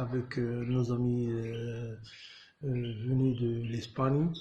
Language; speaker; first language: French; non-native, local second language; Arabic